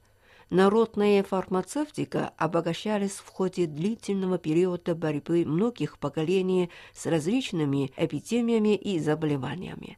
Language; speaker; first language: Russian; non-native, fluent; Chinese